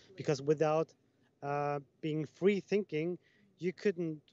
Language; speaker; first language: English; non-native, fluent; Italian